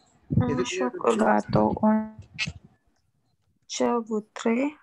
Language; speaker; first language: French; non-native, learner; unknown